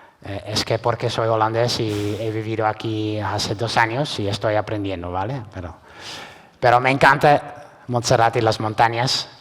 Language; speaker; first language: Spanish; non-native, fluent; Dutch